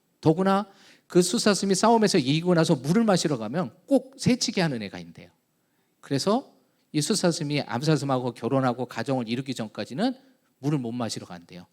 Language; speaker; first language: Korean; native; Korean